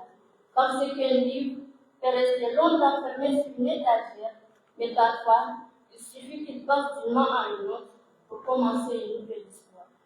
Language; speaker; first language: French; non-native, local second language; Comorian